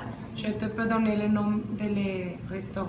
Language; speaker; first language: French; non-native, learner; Spanish